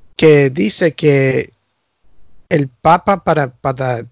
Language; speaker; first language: Spanish; early bilingual, heritage; Spanish